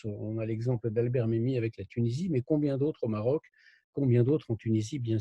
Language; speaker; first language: French; native; French